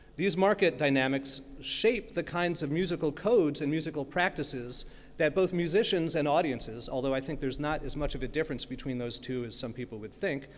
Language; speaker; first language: English; native; English